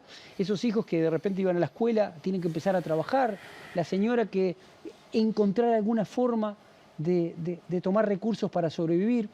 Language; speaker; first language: Spanish; native; Spanish